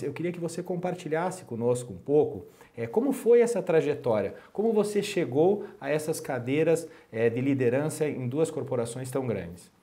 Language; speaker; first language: Portuguese; native; Portuguese